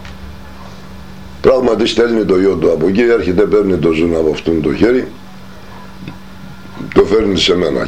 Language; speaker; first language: Greek; non-native, local second language; Turkish